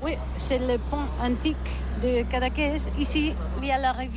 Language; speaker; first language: French; non-native, learner; Catalan